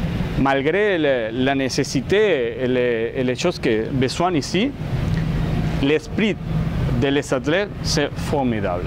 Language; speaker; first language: French; non-native, learner; Spanish